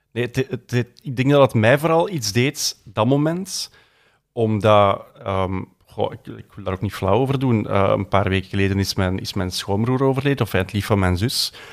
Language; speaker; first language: Dutch; native; Dutch